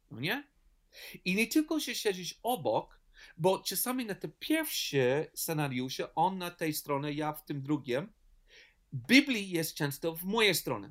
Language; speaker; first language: Polish; non-native, learner; English